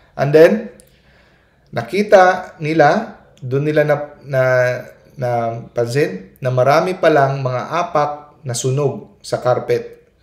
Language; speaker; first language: Filipino; non-native, local second language; Cebuano